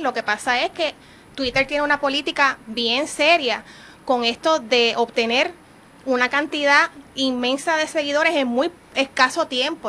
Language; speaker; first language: Spanish; native; Spanish